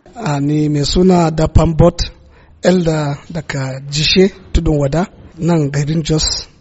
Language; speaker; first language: Hausa; non-native, local second language; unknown